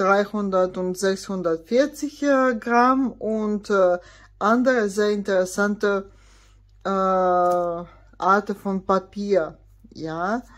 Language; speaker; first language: German; non-native, fluent; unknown